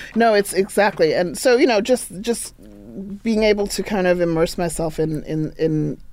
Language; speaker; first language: English; native; English